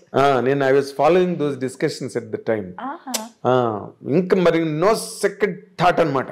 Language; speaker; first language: Telugu; native; Telugu